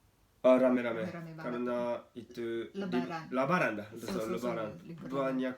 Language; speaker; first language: Indonesian; non-native, learner; Japanese